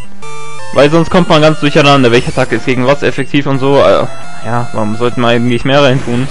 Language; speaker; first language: German; native; German